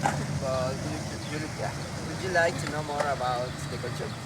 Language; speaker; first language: English; non-native, learner; Spanish